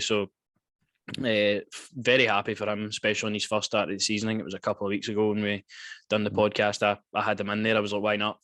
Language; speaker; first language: English; native; English